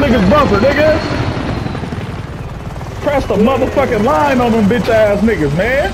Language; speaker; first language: English; native; English